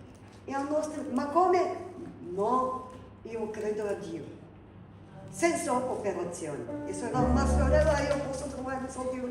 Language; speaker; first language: Italian; non-native, learner; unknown